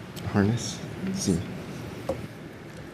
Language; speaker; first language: Spanish; early bilingual, heritage; English